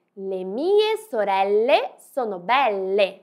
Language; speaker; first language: Italian; non-native, fluent; Portuguese